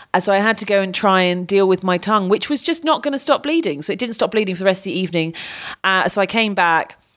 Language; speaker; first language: English; native; English